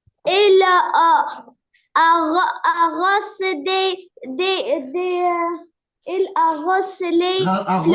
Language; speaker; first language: French; non-native, learner; Arabic